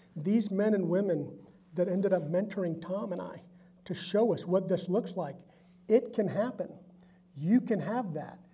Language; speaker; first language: English; early bilingual, other home language; Spanish